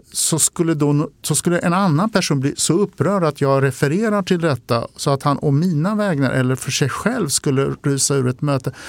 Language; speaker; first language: Swedish; early bilingual, other home language; Turkish